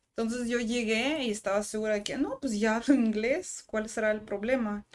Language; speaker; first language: Spanish; non-native, fluent; Russian